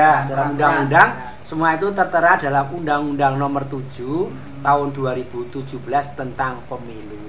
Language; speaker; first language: Indonesian; native; Indonesian